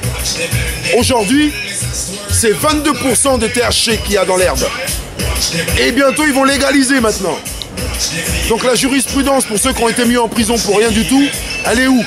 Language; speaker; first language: French; native; French